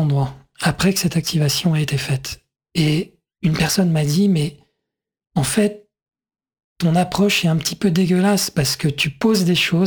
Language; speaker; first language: French; native; French